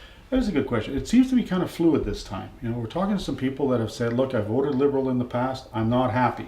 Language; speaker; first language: English; native; English